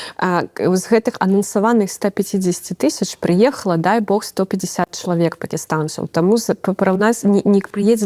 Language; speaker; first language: Belarusian; non-native, local second language; Russian